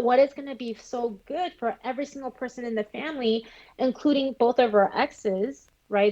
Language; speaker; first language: English; early bilingual, other home language; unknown